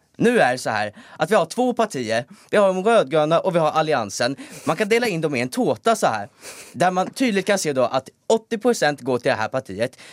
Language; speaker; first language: Swedish; native; Swedish